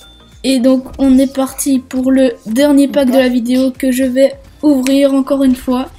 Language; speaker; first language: French; native; French